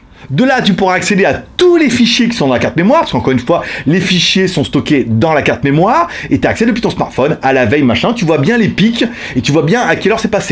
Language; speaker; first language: French; native; French